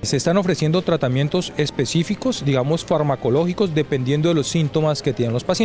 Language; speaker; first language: Spanish; native; Spanish